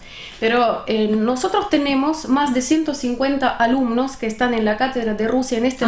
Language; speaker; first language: Spanish; non-native, fluent; Russian